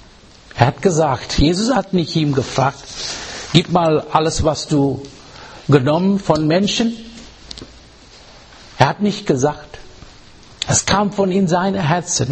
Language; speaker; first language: German; non-native, learner; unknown